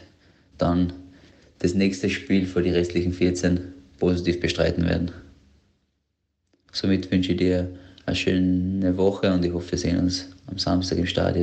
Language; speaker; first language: German; native; German